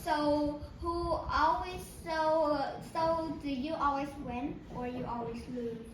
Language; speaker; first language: English; non-native, fluent; Vietnamese